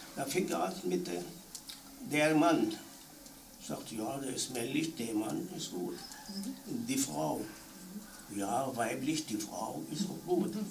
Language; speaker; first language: German; non-native, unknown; Arabic